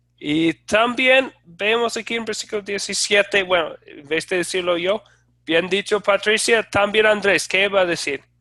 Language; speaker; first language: Spanish; non-native, fluent; English